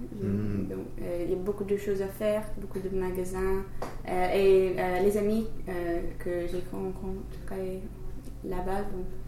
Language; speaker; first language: French; non-native, learner; English